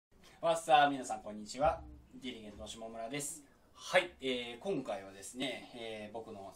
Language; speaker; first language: Japanese; native; Japanese